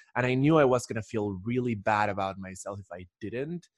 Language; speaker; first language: English; non-native, fluent; Spanish